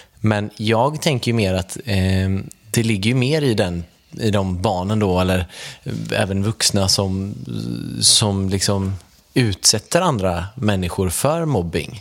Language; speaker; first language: Swedish; native; Swedish